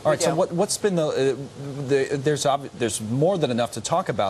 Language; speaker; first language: English; native; English